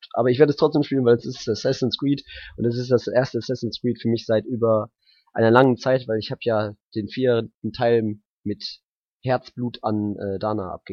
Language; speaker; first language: German; native; German